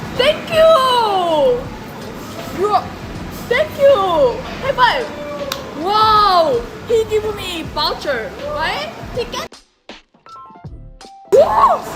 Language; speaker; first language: English; non-native, learner; Japanese